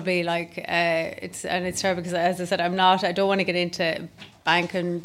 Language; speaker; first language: English; native; English